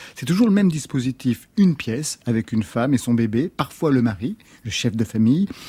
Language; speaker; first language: French; native; French